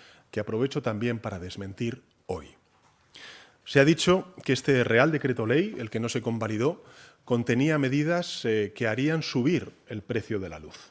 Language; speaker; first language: Spanish; native; Spanish